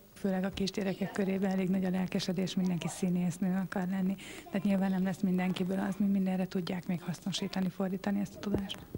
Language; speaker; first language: Hungarian; native; Hungarian